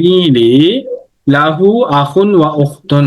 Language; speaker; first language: Arabic; non-native, fluent; Tamil